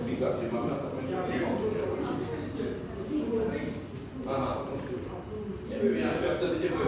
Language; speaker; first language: Polish; native; Polish